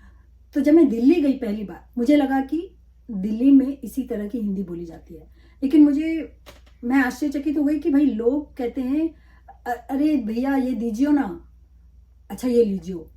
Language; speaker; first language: Hindi; non-native, local second language; Malayalam